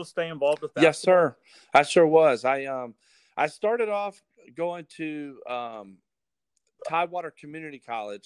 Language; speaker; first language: English; native; English